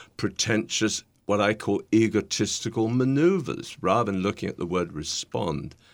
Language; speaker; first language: English; native; English